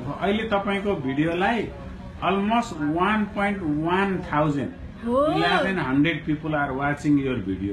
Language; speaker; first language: Nepali; native; Nepali